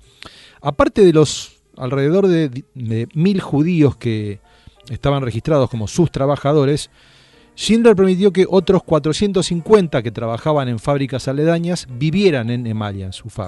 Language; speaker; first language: Spanish; native; Spanish